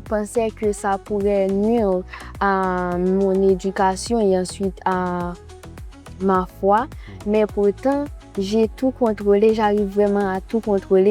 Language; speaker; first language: French; non-native, local second language; Haitian Creole